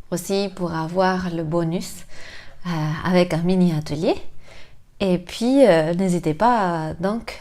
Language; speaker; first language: French; non-native, fluent; Spanish